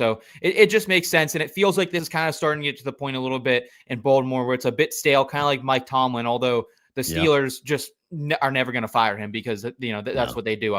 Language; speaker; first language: English; native; English